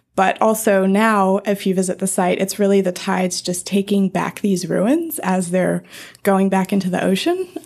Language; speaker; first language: English; native; English